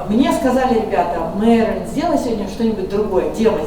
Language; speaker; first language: Russian; native; Russian